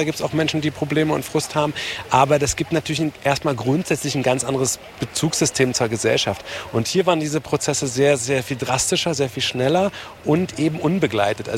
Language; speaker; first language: German; native; German